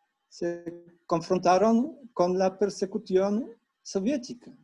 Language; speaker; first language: Spanish; non-native, fluent; Polish